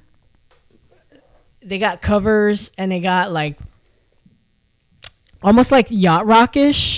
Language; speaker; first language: English; early bilingual, other home language; Spanish